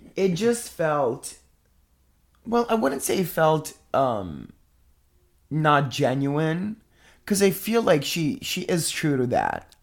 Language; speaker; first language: English; non-native, fluent; Italian